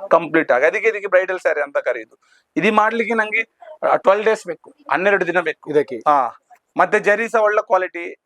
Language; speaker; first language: Kannada; native; Kannada